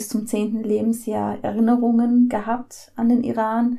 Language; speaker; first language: German; early bilingual, other home language; Persian